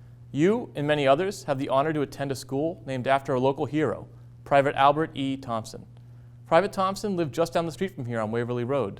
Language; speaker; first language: English; native; English